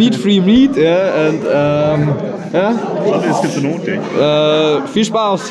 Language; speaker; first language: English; non-native, learner; German